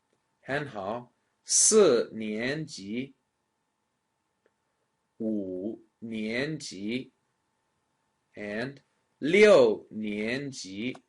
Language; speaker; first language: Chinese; non-native, fluent; English